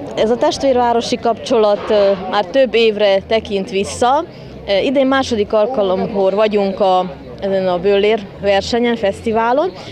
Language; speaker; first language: Hungarian; native; Hungarian